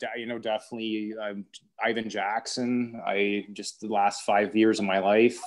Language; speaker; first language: English; native; English